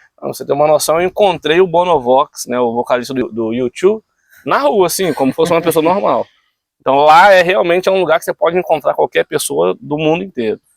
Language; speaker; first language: Portuguese; native; Portuguese